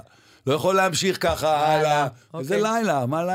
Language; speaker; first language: Hebrew; native; Hebrew